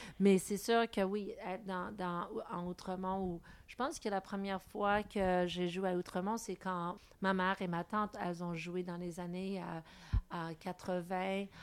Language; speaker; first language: French; non-native, local second language; English